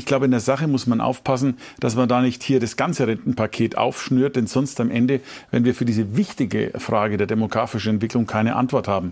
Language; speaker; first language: German; native; German